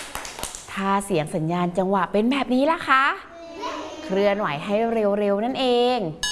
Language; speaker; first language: Thai; native; Thai